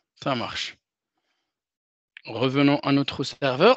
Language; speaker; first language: French; non-native, local second language; Arabic